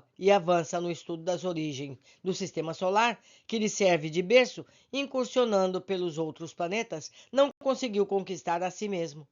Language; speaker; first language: Portuguese; native; Portuguese